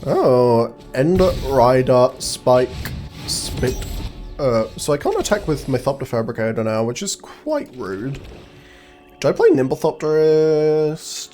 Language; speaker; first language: English; native; English